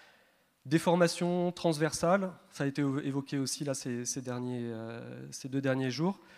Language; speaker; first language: French; native; French